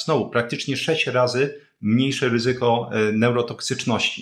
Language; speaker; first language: Polish; native; Polish